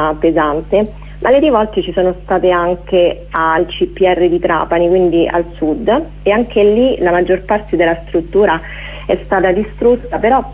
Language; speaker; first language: Italian; native; Italian